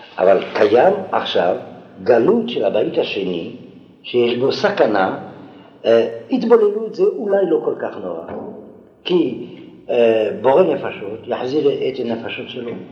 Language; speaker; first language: Hebrew; non-native, fluent; French